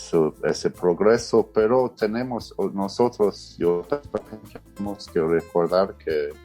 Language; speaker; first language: Spanish; non-native, fluent; English